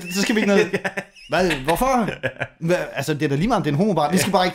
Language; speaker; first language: Danish; native; Danish